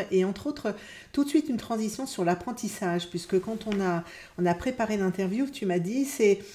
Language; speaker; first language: French; native; French